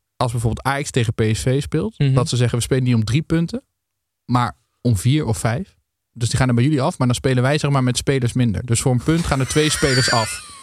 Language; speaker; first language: Dutch; native; Dutch